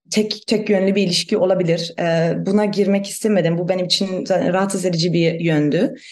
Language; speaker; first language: Turkish; non-native, fluent; German